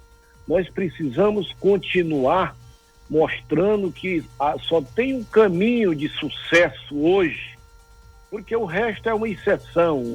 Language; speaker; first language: Portuguese; native; Portuguese